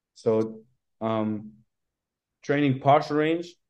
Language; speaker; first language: English; non-native, fluent; German